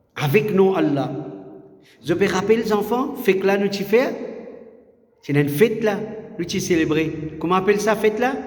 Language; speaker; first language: French; non-native, learner; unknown